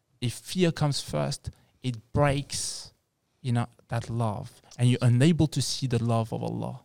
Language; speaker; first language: English; non-native, fluent; French